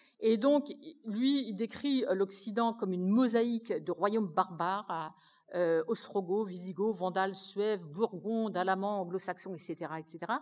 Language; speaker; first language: French; native; French